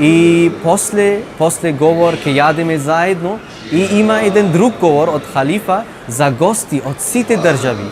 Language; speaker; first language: Macedonian; non-native, learner; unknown